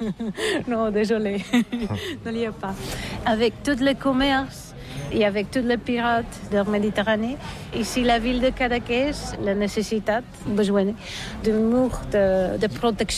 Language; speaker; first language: French; non-native, learner; Catalan